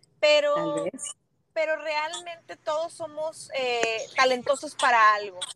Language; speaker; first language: Spanish; native; Spanish